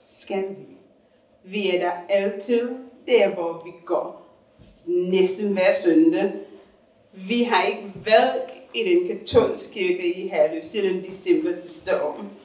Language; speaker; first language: Danish; non-native, fluent; English